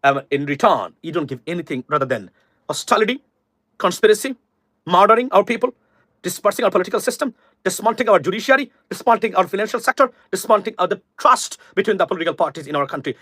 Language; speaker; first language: English; non-native, local second language; Bangla